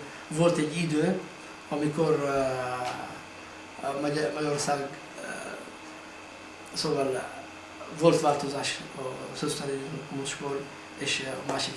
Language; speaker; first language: Hungarian; non-native, fluent; Arabic